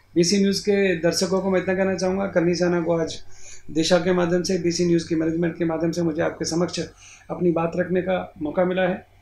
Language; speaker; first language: Hindi; native; Hindi